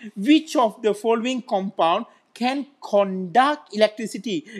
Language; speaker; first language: English; non-native, local second language; Malay